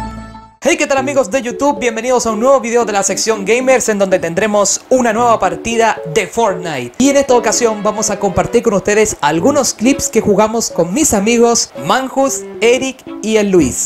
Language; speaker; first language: Spanish; native; Spanish